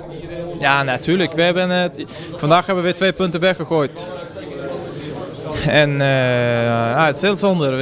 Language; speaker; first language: Dutch; non-native, fluent; Swedish